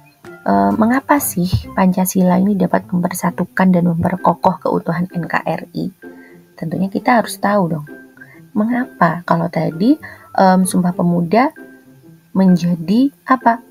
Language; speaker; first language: Indonesian; native; Indonesian